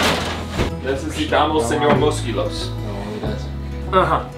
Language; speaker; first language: Spanish; non-native, learner; English